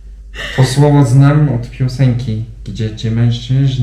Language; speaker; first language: Polish; non-native, fluent; Turkish